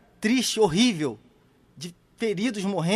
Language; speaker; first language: Portuguese; native; Portuguese